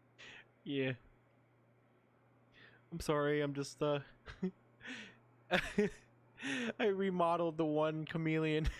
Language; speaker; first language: English; native; English